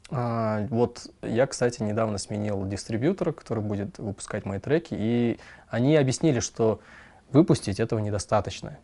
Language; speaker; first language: Russian; non-native, local second language; Kyrgyz